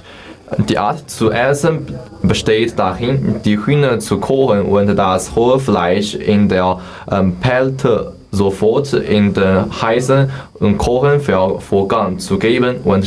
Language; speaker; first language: German; non-native, learner; Chinese